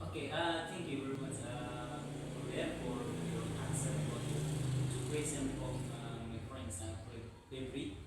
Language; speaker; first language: English; non-native, learner; Indonesian